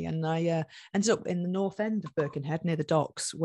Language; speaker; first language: English; native; English